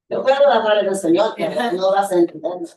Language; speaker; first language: Spanish; early bilingual, heritage; Spanish